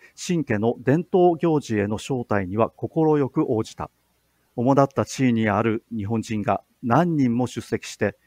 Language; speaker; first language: Japanese; native; Japanese